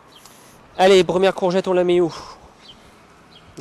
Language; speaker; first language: French; native; French